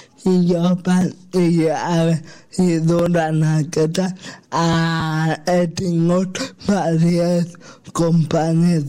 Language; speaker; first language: Catalan; non-native, local second language; Spanish